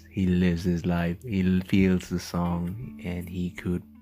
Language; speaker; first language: English; non-native, fluent; German